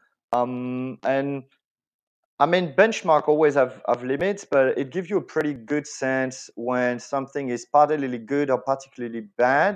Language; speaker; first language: English; non-native, fluent; French